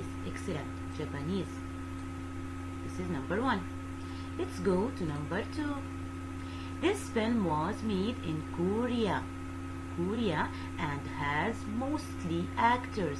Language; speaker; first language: English; non-native, fluent; Arabic